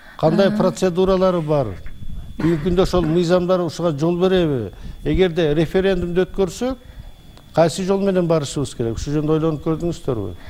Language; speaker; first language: Kyrgyz; native; Kyrgyz